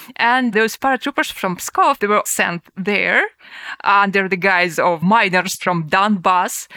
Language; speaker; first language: English; non-native, fluent; Russian